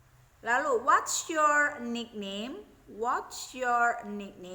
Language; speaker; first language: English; non-native, fluent; Indonesian